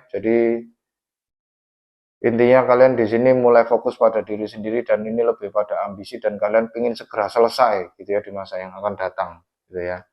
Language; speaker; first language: Indonesian; native; Indonesian